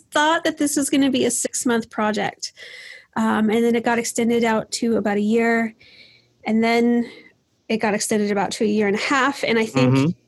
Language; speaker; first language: English; native; English